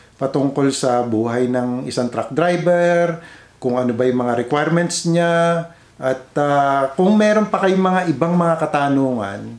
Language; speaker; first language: Filipino; native; Filipino